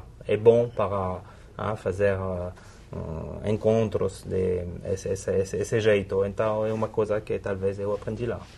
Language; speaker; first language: Portuguese; non-native, fluent; French